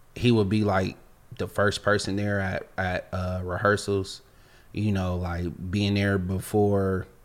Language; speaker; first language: English; native; English